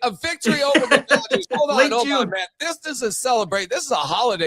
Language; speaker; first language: English; native; English